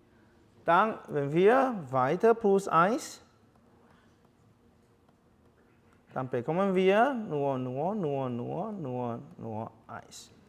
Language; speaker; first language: German; non-native, learner; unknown